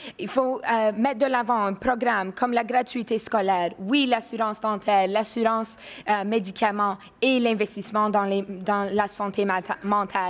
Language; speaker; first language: French; non-native, local second language; English